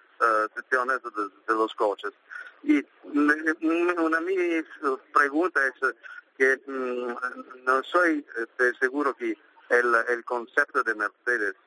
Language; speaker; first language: Spanish; non-native, learner; Italian